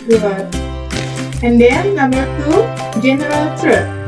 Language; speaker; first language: English; non-native, fluent; Indonesian